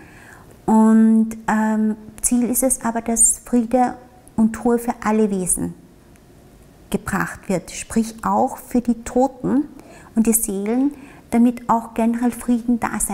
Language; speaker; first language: German; early bilingual, other home language; Vietnamese